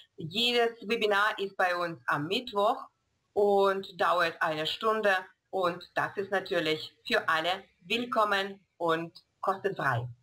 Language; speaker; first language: German; non-native, fluent; Russian